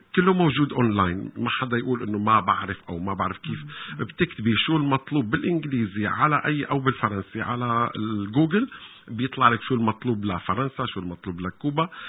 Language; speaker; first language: Arabic; native; Arabic